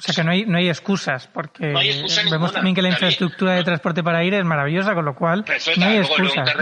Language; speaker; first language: Spanish; native; Spanish